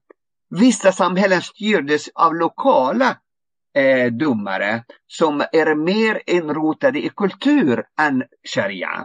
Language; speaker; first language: Swedish; non-native, fluent; Arabic